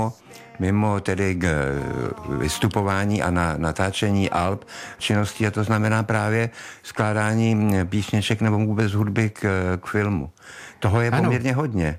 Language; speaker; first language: Czech; native; Czech